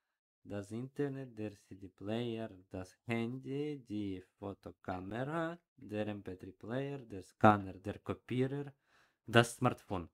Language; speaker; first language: German; non-native, learner; Ukrainian